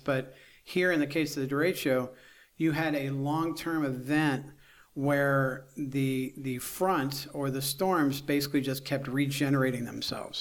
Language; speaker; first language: English; native; English